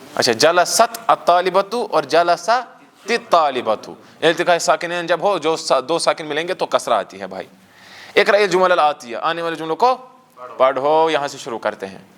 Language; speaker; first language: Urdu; non-native, local second language; Kashmiri